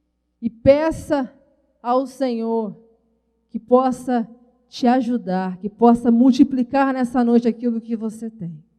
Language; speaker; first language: Portuguese; native; Portuguese